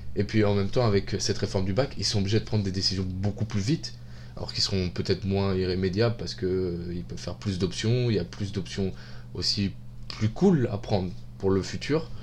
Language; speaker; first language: French; native; French